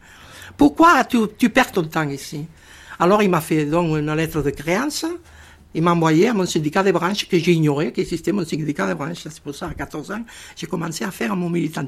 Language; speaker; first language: French; non-native, fluent; Spanish